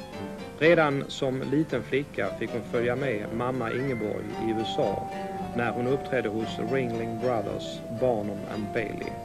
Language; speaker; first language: Swedish; native; Swedish